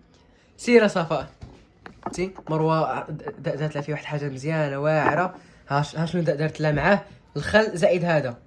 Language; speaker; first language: Arabic; native; Arabic